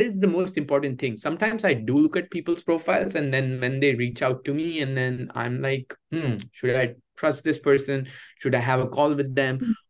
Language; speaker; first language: English; non-native, local second language; Hindi